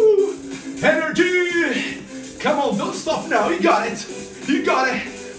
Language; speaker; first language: English; non-native, fluent; Portuguese